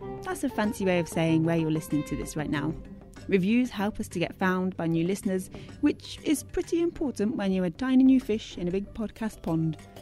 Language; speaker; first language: English; native; English